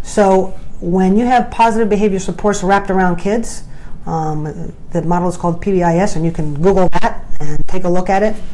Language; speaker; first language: English; native; English